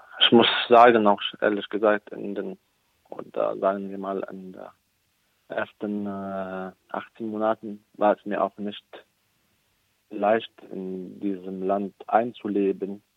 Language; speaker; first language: German; non-native, fluent; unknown